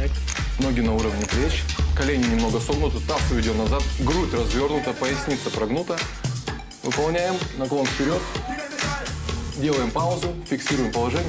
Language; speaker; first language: Russian; native; Russian